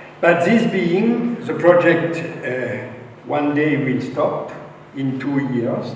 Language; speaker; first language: English; non-native, fluent; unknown